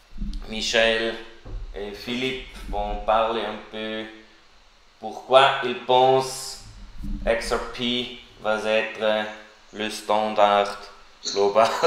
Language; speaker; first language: French; non-native, learner; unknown